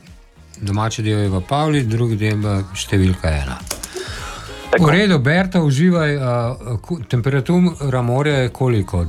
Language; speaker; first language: Slovenian; native; Slovenian